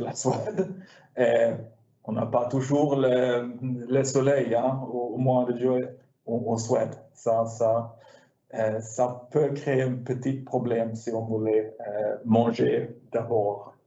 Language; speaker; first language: French; non-native, learner; Swedish